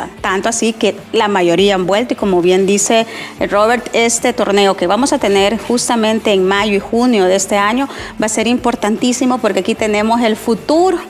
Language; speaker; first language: Spanish; native; Spanish